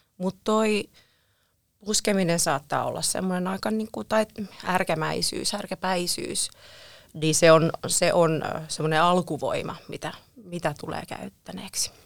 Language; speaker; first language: Finnish; native; Finnish